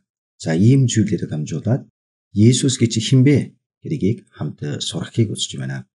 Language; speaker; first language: Mongolian; non-native, fluent; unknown